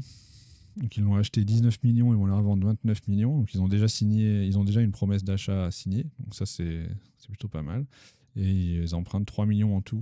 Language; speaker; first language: French; native; French